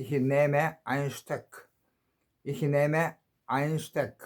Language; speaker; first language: German; non-native, learner; Korean